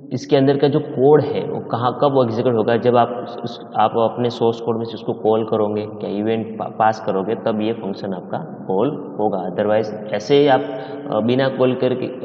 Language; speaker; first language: Hindi; non-native, local second language; Gujarati